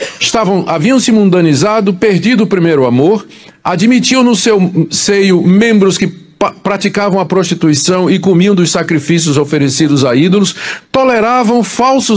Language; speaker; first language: Portuguese; native; Portuguese